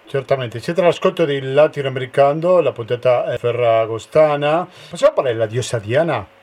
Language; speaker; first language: Italian; non-native, fluent; Spanish